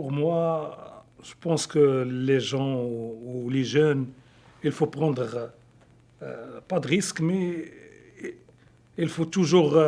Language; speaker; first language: French; non-native, local second language; Arabic